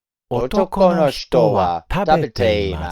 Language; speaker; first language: Japanese; non-native, learner; English